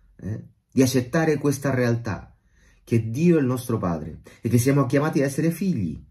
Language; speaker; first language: Italian; non-native, fluent; Spanish